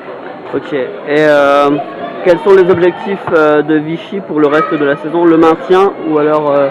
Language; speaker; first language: French; native; French